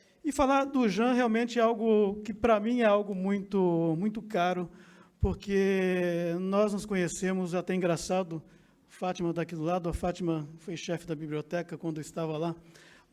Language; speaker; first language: Portuguese; native; Portuguese